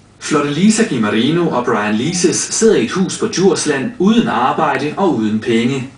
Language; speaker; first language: Danish; native; Danish